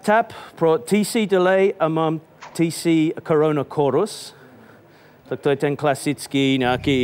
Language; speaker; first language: Czech; non-native, fluent; English